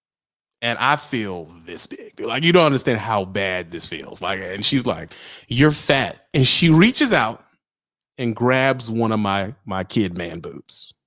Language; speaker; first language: English; native; English